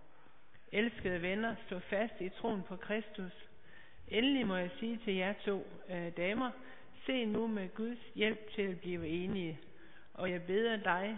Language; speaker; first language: Danish; native; Danish